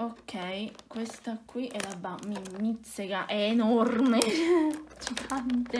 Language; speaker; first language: Italian; native; Italian